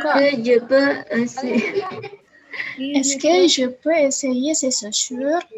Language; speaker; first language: French; non-native, learner; Indonesian